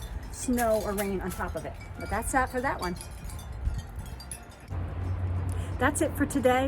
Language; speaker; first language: English; native; English